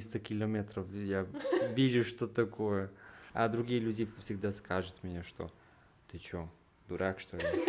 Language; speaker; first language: Russian; non-native, learner; Hungarian